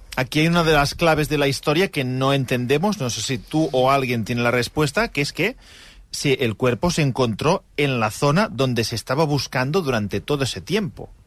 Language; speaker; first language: Spanish; non-native, local second language; Catalan